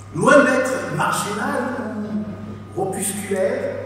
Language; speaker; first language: French; native; French